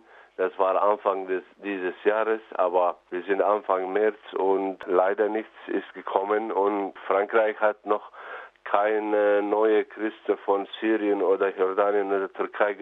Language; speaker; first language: German; non-native, fluent; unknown